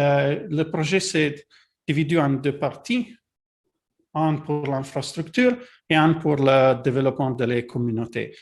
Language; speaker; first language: French; non-native, learner; Italian